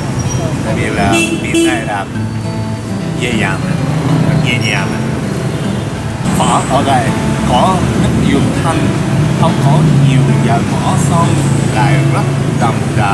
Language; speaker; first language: Vietnamese; non-native, learner; Japanese